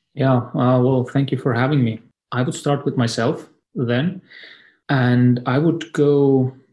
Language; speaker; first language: English; non-native, fluent; Estonian